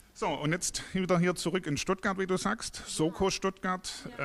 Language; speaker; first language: German; native; German